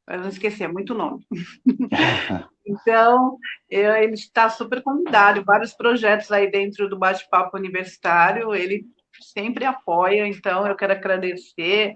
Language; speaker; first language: Portuguese; native; Portuguese